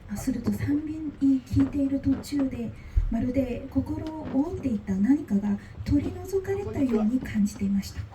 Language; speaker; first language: Japanese; non-native, fluent; Korean